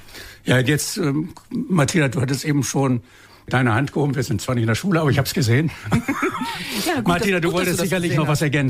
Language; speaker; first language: German; native; German